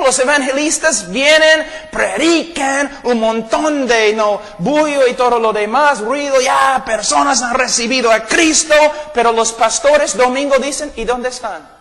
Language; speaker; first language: Spanish; non-native, fluent; English